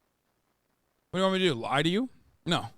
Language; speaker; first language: English; native; English